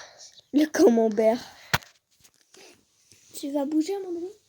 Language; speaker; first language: French; native; French